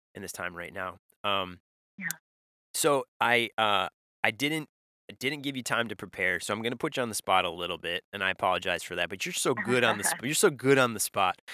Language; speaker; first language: English; native; English